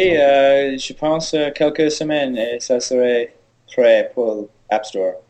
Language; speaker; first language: French; non-native, learner; English